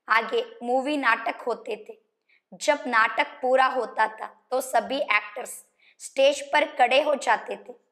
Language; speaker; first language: Hindi; non-native, local second language; Kannada